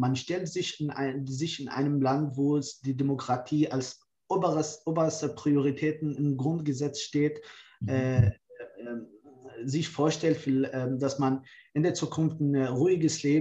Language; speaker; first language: German; non-native, fluent; Kurdish